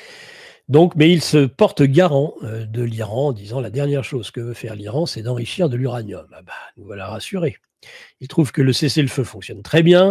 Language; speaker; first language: French; native; French